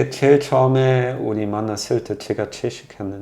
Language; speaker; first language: Korean; non-native, learner; German